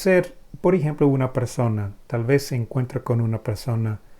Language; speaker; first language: Spanish; non-native, fluent; English